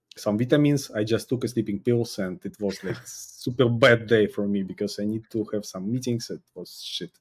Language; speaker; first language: English; non-native, fluent; Uzbek